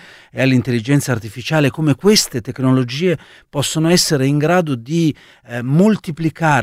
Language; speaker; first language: Italian; native; Italian